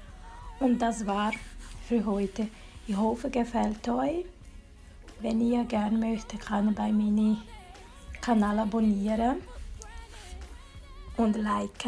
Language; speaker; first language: German; non-native, learner; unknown